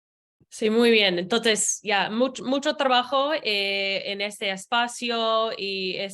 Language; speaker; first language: Spanish; non-native, fluent; English